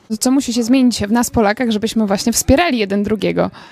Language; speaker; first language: Polish; native; Polish